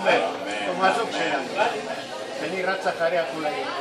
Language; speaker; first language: Hebrew; non-native, fluent; Spanish